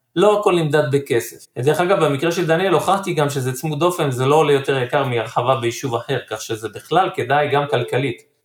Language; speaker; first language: Hebrew; native; Hebrew